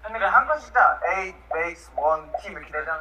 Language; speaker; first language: Korean; native; Korean